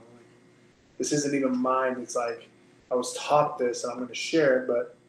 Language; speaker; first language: English; native; English